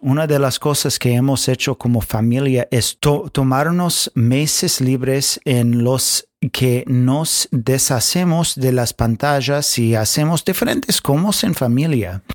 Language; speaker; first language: Spanish; non-native, fluent; English